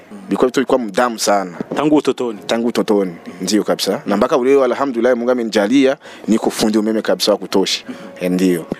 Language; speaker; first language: Swahili; non-native, local second language; Rundi